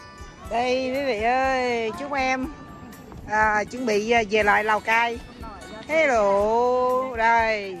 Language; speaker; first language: Vietnamese; native; Vietnamese